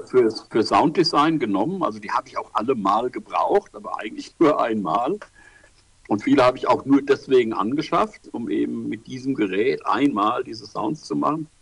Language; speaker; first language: German; native; German